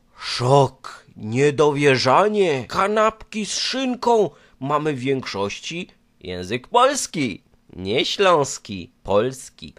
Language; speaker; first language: Polish; native; Polish